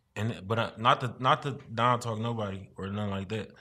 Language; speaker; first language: English; native; English